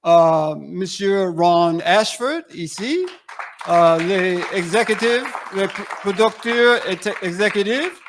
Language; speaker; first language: French; non-native, learner; English